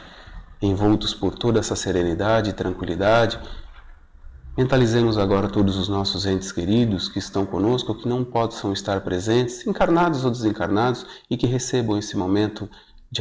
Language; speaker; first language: Portuguese; native; Portuguese